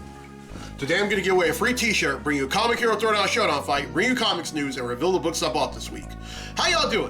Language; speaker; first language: English; native; English